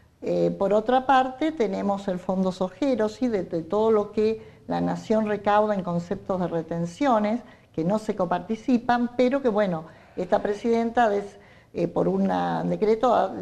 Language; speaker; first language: Spanish; native; Spanish